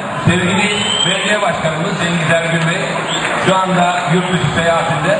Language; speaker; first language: Turkish; native; Turkish